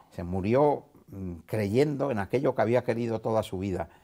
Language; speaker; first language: Spanish; native; Spanish